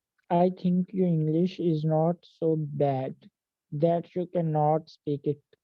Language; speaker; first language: English; non-native, learner; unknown